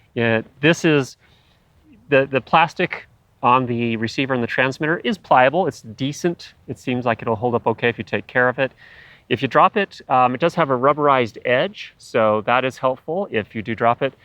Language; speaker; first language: English; native; English